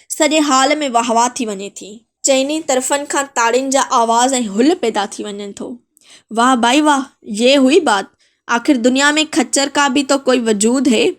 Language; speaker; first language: Sindhi; native; Sindhi